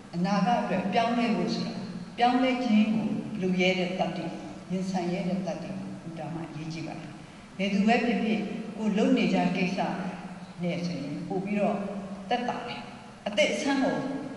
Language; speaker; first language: Burmese; native; Burmese